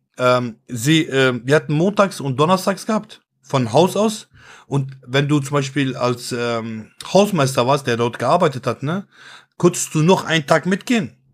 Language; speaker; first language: German; early bilingual, other home language; Kurdish